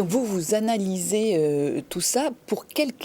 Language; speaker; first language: French; native; French